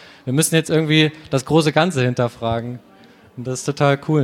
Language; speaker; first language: German; native; German